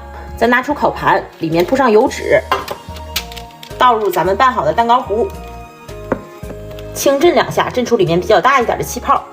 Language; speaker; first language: Chinese; native; Chinese